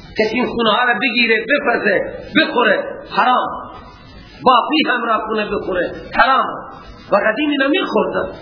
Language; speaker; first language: Persian; non-native, local second language; Baluchi